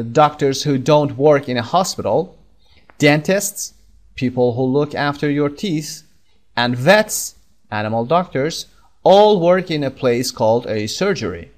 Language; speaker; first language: English; non-native, fluent; Persian